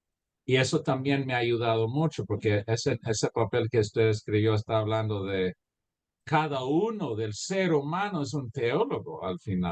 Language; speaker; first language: Spanish; early bilingual, heritage; Spanish